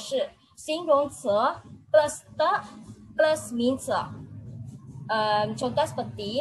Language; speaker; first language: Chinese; non-native, learner; Indonesian